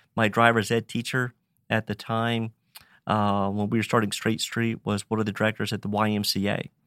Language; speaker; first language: English; native; English